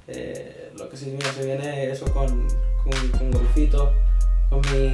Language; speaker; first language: Spanish; early bilingual, other home language; English